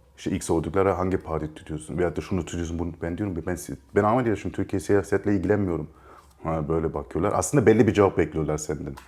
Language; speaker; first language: Turkish; early bilingual, heritage; Turkish